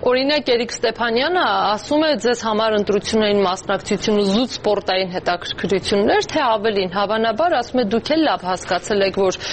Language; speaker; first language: Armenian; native; Armenian